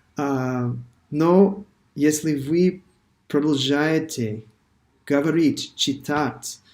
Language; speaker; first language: Russian; non-native, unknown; English